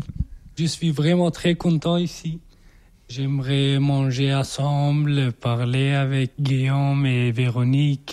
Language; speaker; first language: French; non-native, learner; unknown